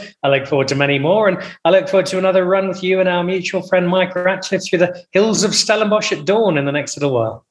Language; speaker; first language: English; native; English